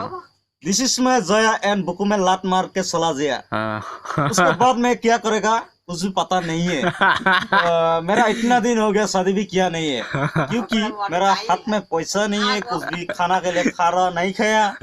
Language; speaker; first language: Hindi; non-native, local second language; Assamese